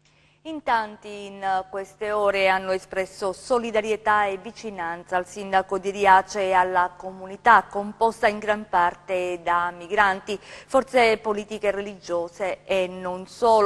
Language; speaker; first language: Italian; native; Italian